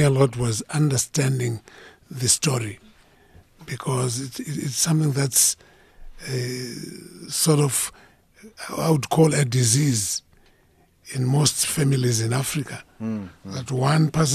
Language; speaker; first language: English; non-native, local second language; Shona